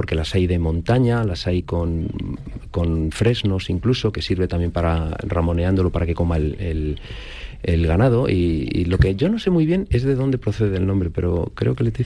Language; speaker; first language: Spanish; native; Spanish